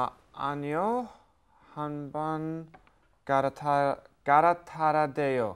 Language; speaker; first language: Korean; non-native, learner; English